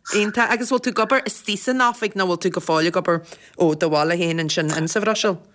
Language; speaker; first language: Irish; native; Irish